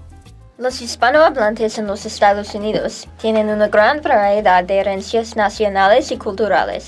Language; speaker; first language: Spanish; non-native, learner; English